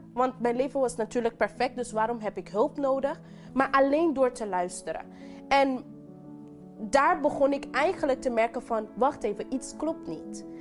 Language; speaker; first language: Dutch; non-native, local second language; English